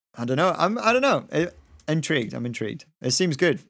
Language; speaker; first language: English; native; English